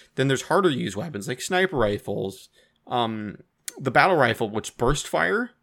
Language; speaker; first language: English; native; English